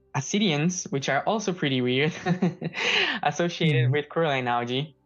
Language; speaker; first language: English; non-native, fluent; Portuguese